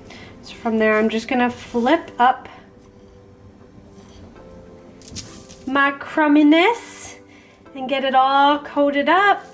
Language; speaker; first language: English; native; English